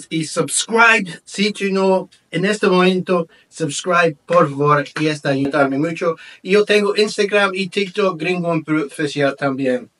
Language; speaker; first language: Spanish; non-native, learner; English